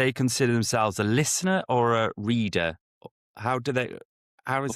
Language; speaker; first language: English; native; English